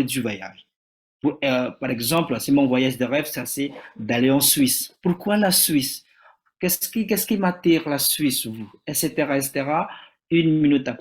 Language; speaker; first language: French; non-native, fluent; Indonesian